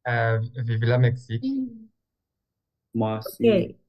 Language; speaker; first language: French; non-native, learner; Spanish